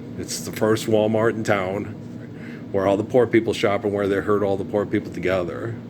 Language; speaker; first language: English; native; English